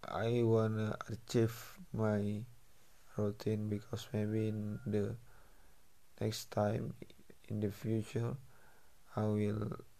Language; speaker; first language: English; non-native, learner; Indonesian